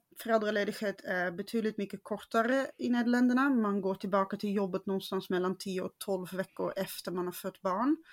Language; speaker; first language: Swedish; non-native, fluent; Dutch